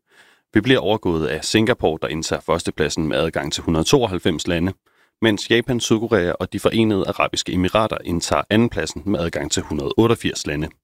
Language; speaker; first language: Danish; native; Danish